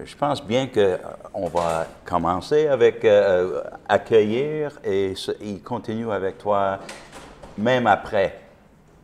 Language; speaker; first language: French; non-native, fluent; English